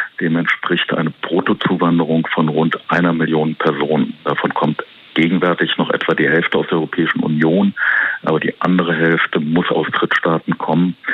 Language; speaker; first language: German; native; German